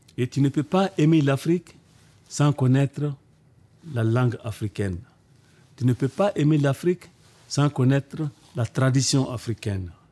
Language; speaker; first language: French; non-native, local second language; Bambara